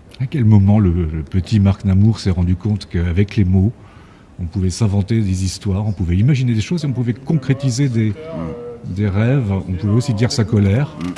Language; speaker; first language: French; native; French